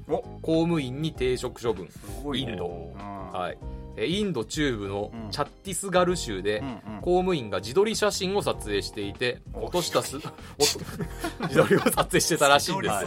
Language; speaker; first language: Japanese; native; Japanese